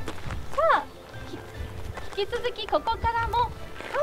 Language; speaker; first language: Japanese; native; Japanese